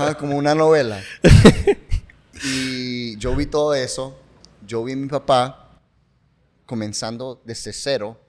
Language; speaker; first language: Spanish; early bilingual, heritage; English